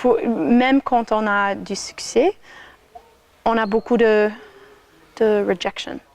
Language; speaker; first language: French; non-native, fluent; English